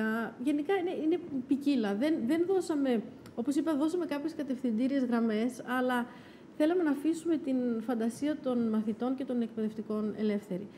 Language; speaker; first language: Greek; native; Greek